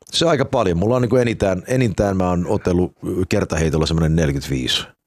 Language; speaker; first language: Finnish; early bilingual, heritage; Finnish